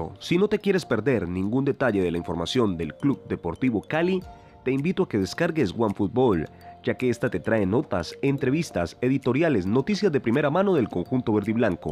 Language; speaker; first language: Spanish; native; Spanish